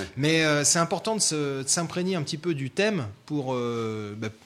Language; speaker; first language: French; native; French